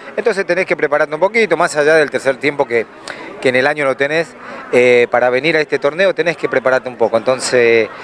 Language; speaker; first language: Spanish; native; Spanish